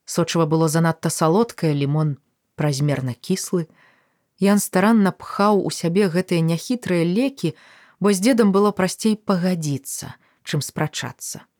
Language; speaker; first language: Belarusian; native; Belarusian